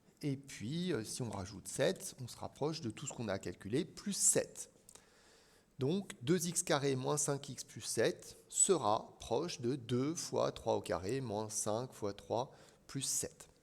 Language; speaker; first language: French; native; French